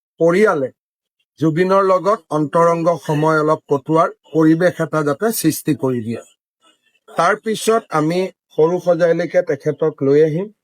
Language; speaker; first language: Assamese; native; Assamese